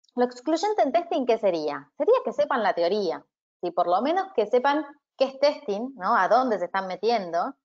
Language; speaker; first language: Spanish; native; Spanish